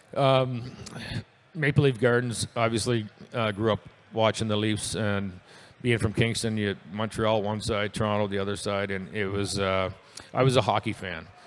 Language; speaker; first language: English; native; English